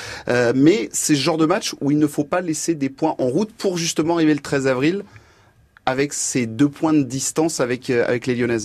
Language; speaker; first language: French; native; French